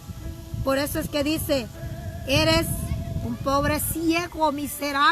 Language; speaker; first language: Spanish; native; Spanish